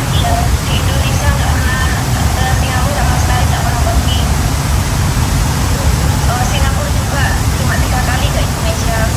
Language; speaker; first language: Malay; non-native, local second language; Javanese